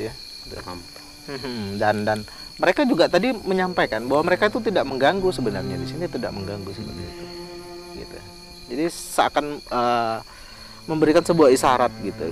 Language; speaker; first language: Indonesian; native; Indonesian